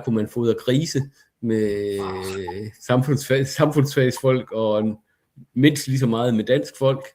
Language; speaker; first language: Danish; native; Danish